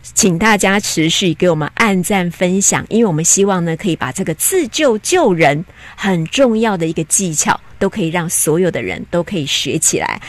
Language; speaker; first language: Chinese; native; Chinese